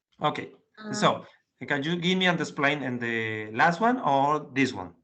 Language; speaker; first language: English; non-native, learner; Spanish